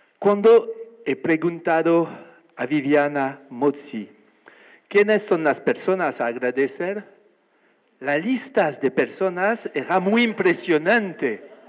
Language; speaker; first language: Spanish; non-native, fluent; French